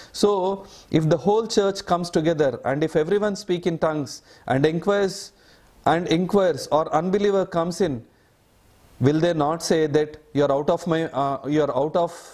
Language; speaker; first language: English; non-native, local second language; Telugu